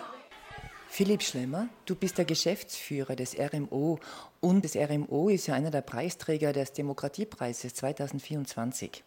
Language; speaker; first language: German; native; German